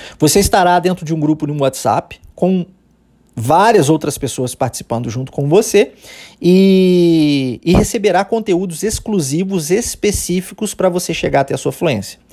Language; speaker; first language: Portuguese; early bilingual, heritage; Portuguese